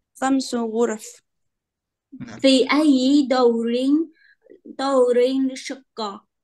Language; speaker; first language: Arabic; non-native, learner; Chinese